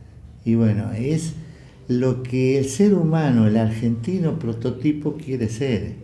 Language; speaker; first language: Spanish; native; Spanish